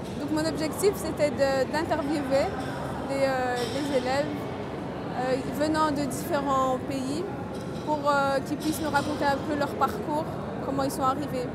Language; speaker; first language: French; native; French